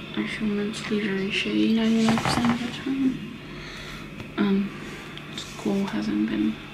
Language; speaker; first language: English; non-native, fluent; Dutch